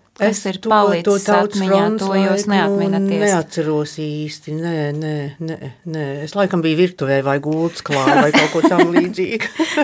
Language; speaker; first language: Latvian; early bilingual, heritage; Latvian